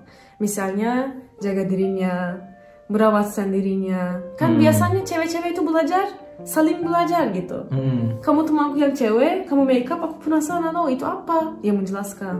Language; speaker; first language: Indonesian; non-native, fluent; Turkish